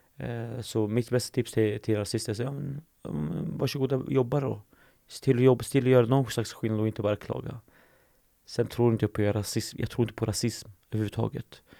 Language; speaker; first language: Swedish; early bilingual, other home language; Assyrian Neo-Aramaic